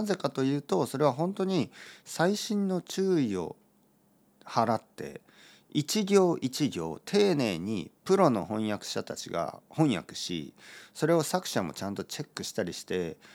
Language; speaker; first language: Japanese; native; Japanese